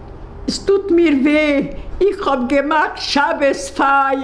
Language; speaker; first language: German; non-native, learner; Hungarian